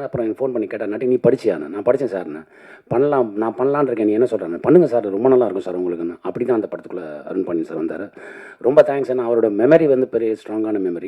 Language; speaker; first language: Tamil; native; Tamil